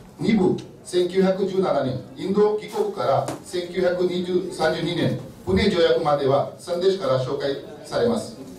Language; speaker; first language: Japanese; non-native, fluent; Marathi